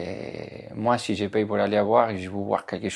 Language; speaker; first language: French; non-native, fluent; Spanish